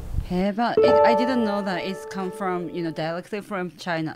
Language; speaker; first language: English; non-native, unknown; Japanese